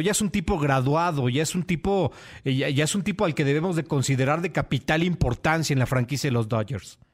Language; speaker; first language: Spanish; native; Spanish